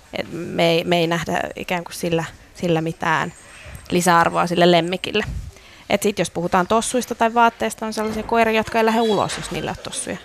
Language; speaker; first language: Finnish; native; Finnish